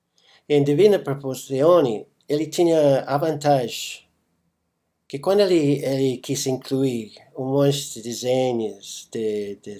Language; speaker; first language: Portuguese; non-native, fluent; English